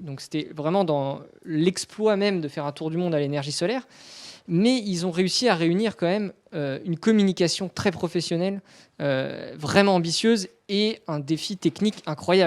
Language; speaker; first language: French; native; French